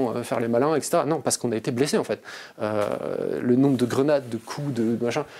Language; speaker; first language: French; native; French